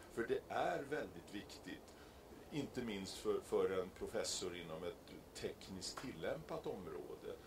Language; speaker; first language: Swedish; native; Swedish